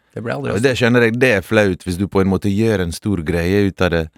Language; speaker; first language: Norwegian; early bilingual, other home language; Bosnian